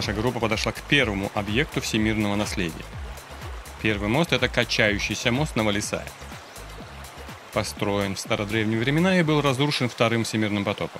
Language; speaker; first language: Russian; native; Russian